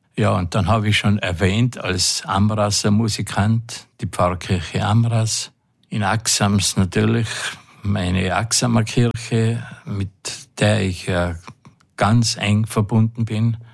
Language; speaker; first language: German; native; German